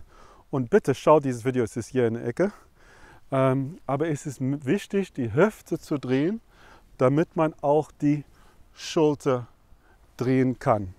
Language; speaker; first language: German; non-native, fluent; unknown